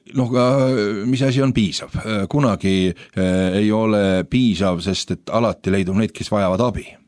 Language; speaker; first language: Estonian; native; Estonian